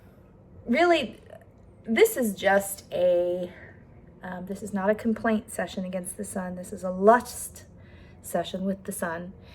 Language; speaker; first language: English; native; English